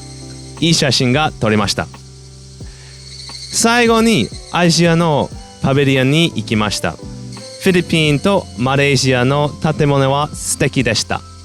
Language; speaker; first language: Japanese; non-native, fluent; English